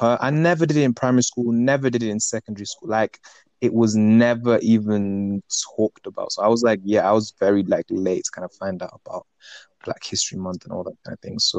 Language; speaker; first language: English; native; English